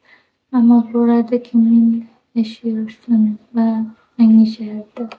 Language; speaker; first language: Turkish; non-native, learner; Uzbek